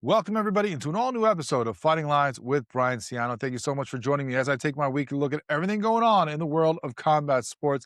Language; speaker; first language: English; native; English